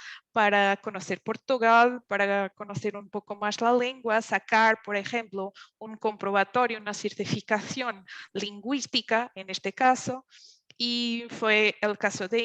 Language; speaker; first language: Spanish; non-native, fluent; Portuguese